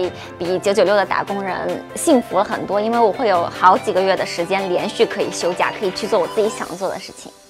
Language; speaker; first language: Chinese; native; Chinese